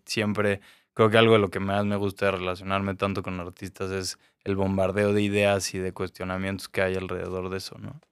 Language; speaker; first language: Spanish; native; Spanish